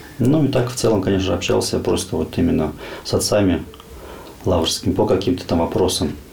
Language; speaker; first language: Russian; native; Russian